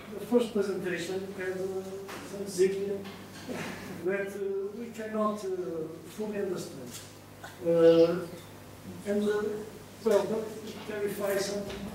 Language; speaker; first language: English; non-native, learner; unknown